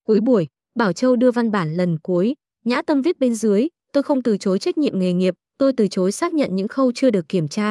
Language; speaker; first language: Vietnamese; native; Vietnamese